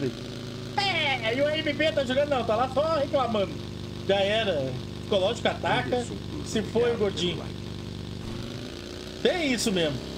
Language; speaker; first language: Portuguese; native; Portuguese